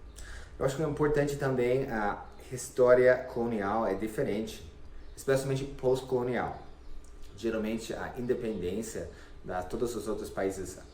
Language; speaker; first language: Portuguese; non-native, fluent; English